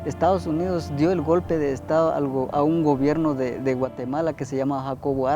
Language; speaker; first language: Spanish; native; Spanish